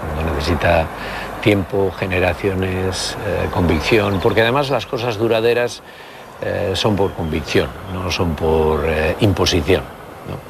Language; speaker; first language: Spanish; native; Spanish